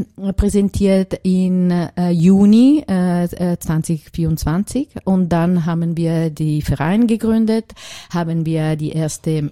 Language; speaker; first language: German; non-native, learner; Italian